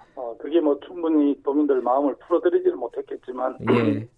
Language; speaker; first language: Korean; native; Korean